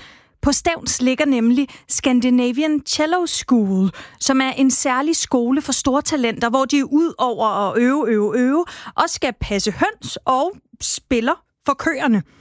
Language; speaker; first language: Danish; native; Danish